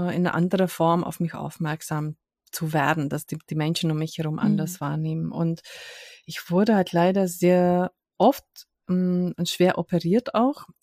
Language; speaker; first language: German; non-native, fluent; Hungarian